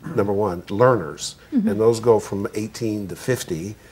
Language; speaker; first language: English; native; English